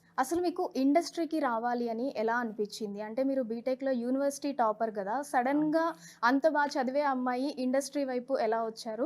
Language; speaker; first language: Telugu; native; Telugu